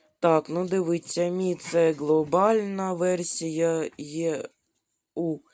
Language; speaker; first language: Ukrainian; non-native, local second language; Russian